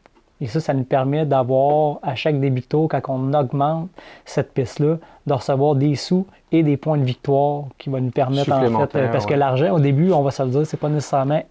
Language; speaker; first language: French; native; French